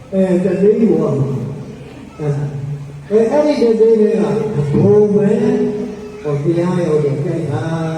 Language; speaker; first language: Burmese; native; Burmese